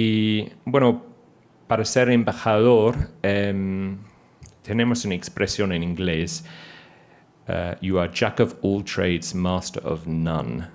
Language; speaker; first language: Spanish; non-native, fluent; English